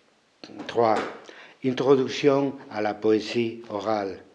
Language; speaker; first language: French; non-native, fluent; Spanish